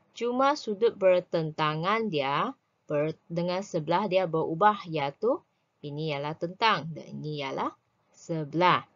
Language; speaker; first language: Malay; native; Malay